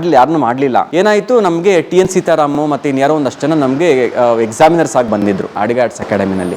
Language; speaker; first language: Kannada; non-native, local second language; Telugu